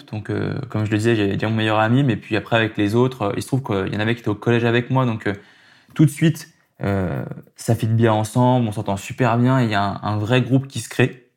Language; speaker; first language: French; native; French